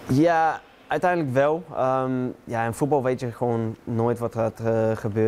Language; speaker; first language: Dutch; non-native, fluent; English